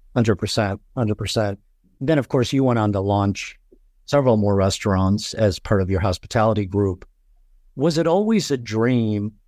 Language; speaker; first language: English; native; English